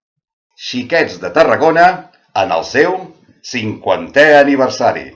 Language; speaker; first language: Catalan; native; Catalan